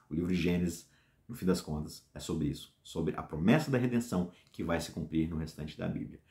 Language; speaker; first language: Portuguese; native; Portuguese